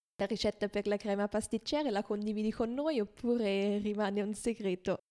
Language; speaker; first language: Italian; non-native, fluent; German